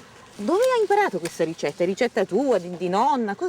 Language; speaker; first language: Italian; early bilingual, heritage; Italian